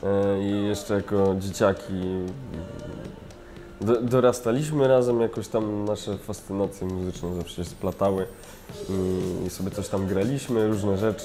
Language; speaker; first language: Polish; native; Polish